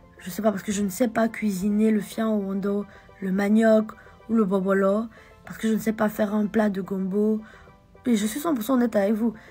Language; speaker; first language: French; native; French